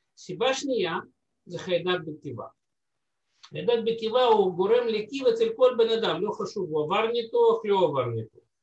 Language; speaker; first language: Hebrew; non-native, fluent; Russian